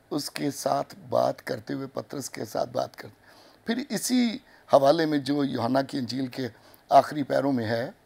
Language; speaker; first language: Urdu; non-native, local second language; Punjabi